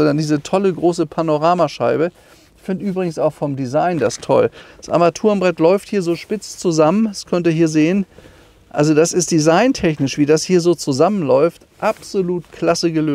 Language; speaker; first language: German; native; German